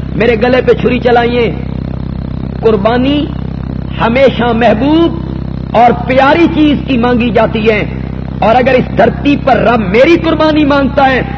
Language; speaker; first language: Urdu; non-native, local second language; Punjabi